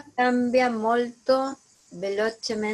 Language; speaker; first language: Italian; non-native, learner; Spanish